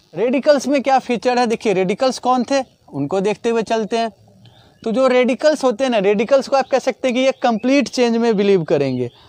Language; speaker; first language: Hindi; native; Hindi